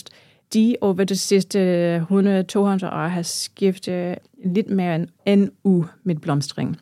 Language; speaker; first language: Danish; non-native, fluent; English